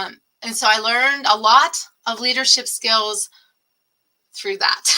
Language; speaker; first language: English; native; English